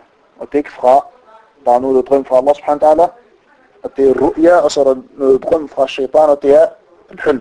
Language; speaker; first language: Danish; non-native, fluent; Arabic